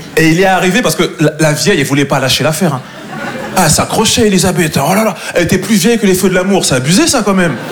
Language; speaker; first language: French; native; French